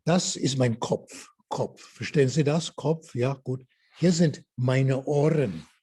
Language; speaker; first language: German; non-native, fluent; English